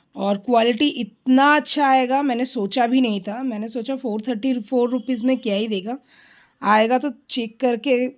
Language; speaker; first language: Hindi; non-native, local second language; Bangla